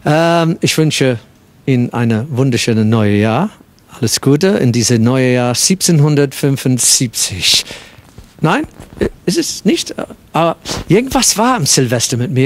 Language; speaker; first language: German; non-native, fluent; English